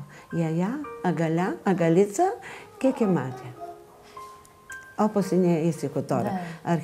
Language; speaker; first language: Greek; non-native, learner; Bulgarian